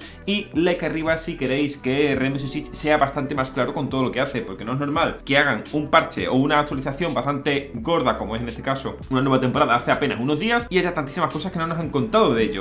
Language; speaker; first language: Spanish; native; Spanish